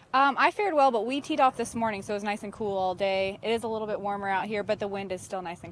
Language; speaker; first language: English; native; English